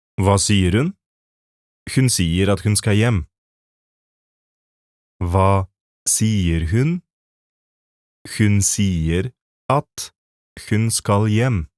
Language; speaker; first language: Norwegian; non-native, fluent; Polish